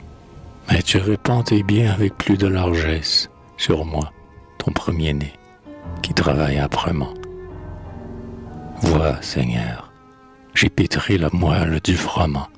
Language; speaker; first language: French; native; French